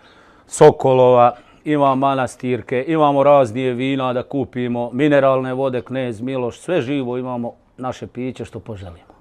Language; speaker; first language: Bosnian; native; Bosnian